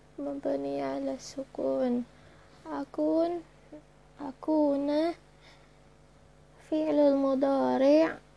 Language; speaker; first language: Arabic; non-native, learner; Indonesian